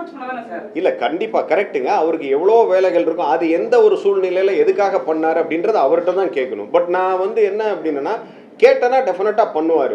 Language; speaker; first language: Tamil; native; Tamil